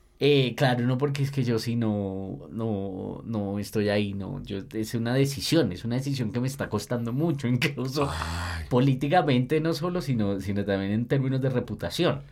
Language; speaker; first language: Spanish; native; Spanish